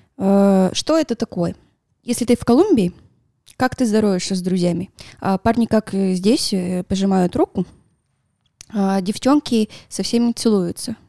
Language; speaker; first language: Russian; non-native, fluent; Spanish